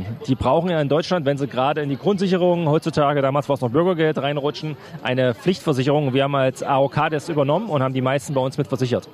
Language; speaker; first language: German; native; German